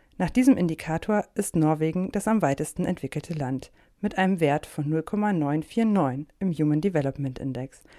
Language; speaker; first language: German; native; German